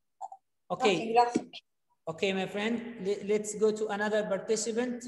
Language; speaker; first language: English; non-native, fluent; Arabic